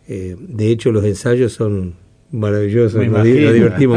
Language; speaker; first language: Spanish; native; Spanish